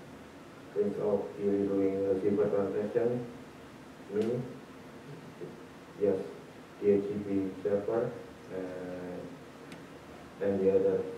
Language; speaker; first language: English; non-native, learner; Indonesian